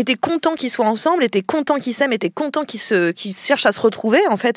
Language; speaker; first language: French; native; French